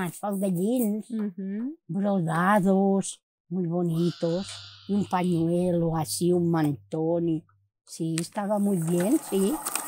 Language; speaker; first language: Spanish; non-native, local second language; Catalan